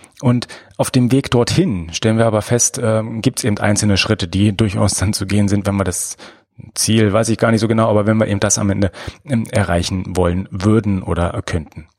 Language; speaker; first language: German; native; German